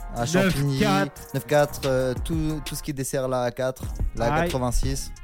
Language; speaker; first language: French; native; French